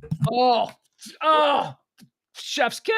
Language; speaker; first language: English; native; English